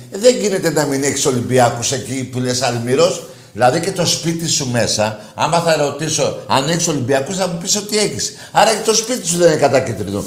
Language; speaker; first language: Greek; native; Greek